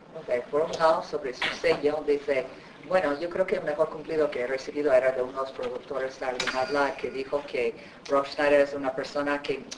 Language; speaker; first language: Spanish; native; Spanish